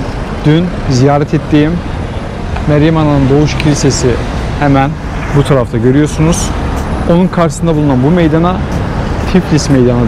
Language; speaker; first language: Turkish; native; Turkish